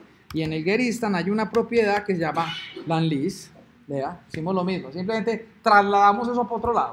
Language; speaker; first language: Spanish; native; Spanish